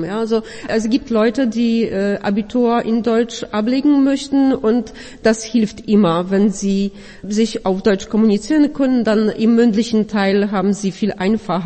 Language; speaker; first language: German; non-native, fluent; Polish